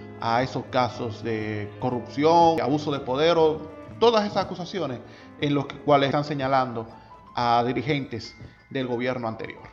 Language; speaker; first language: Spanish; native; Spanish